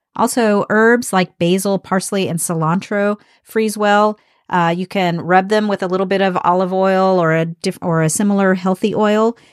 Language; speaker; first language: English; native; English